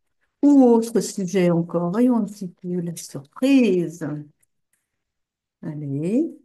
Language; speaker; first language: French; native; French